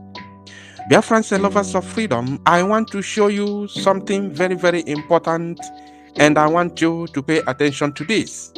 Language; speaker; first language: English; non-native, local second language; Igbo